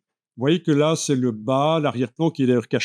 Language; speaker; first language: French; native; French